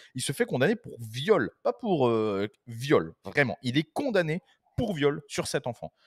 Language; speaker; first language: French; native; French